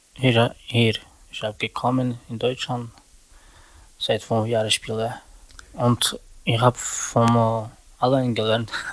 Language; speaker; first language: German; non-native, learner; Romany